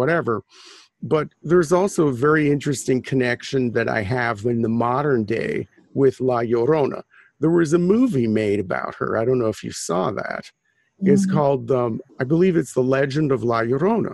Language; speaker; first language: English; native; English